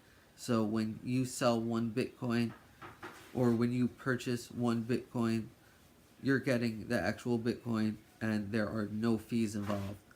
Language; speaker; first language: English; native; English